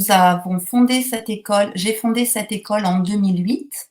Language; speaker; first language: French; native; French